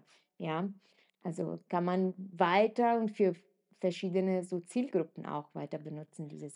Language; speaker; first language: German; non-native, fluent; Italian